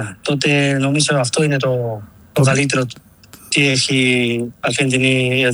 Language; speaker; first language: Greek; non-native, learner; Spanish